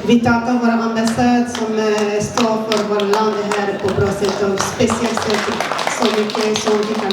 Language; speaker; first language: Swedish; non-native, fluent; Kinyarwanda